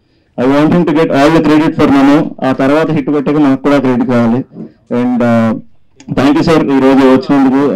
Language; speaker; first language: Telugu; native; Telugu